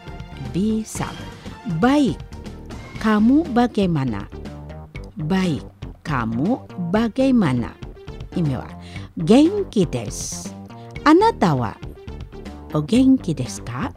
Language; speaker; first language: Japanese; non-native, fluent; Indonesian